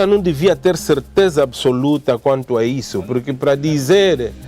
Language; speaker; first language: Portuguese; native; Portuguese